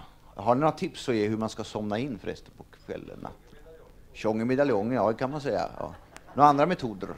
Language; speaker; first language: Swedish; native; Swedish